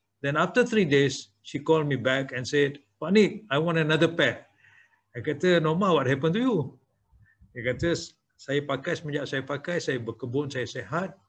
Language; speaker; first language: English; non-native, local second language; Malay